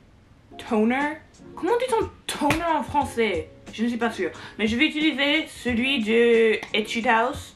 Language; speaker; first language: French; non-native, learner; English